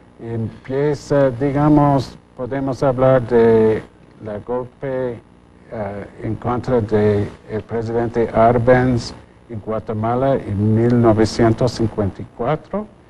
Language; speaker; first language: Spanish; non-native, fluent; English